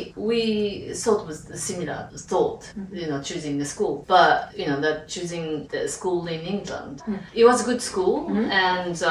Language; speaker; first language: English; non-native, fluent; Japanese